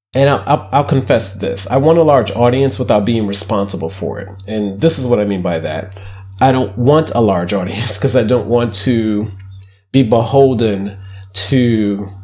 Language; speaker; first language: English; native; English